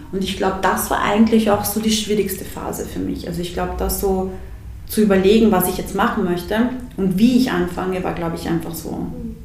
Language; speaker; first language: German; early bilingual, other home language; Bosnian